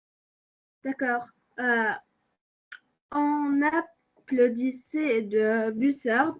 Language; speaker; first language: French; non-native, learner; Arabic